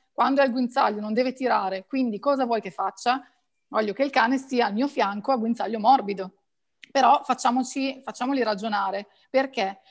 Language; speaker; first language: Italian; native; Italian